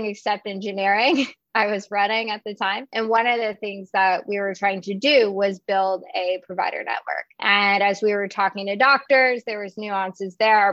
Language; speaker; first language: English; native; English